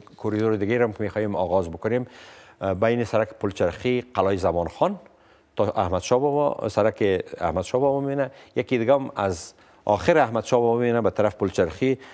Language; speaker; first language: Persian; non-native, local second language; Pashto